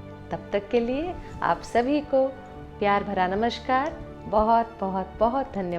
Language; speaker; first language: Hindi; native; Hindi